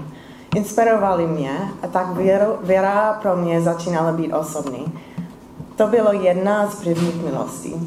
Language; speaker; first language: Czech; non-native, fluent; English